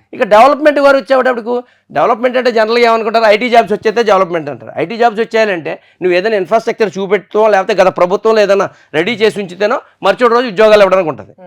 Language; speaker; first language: Telugu; native; Telugu